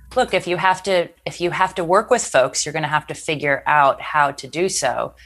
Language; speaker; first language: English; native; English